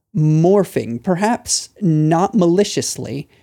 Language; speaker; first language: English; native; English